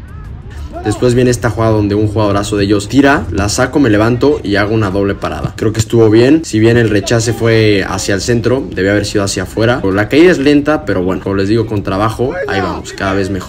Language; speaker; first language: Spanish; native; Spanish